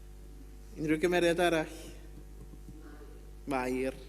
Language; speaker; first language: Welsh; native; Welsh